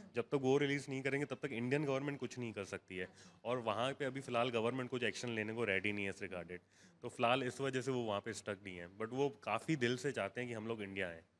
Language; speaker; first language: Hindi; non-native, local second language; Gujarati